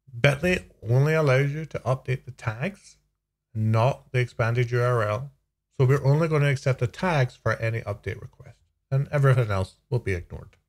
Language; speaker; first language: English; native; English